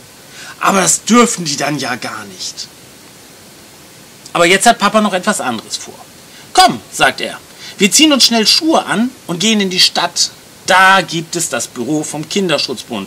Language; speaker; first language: German; native; German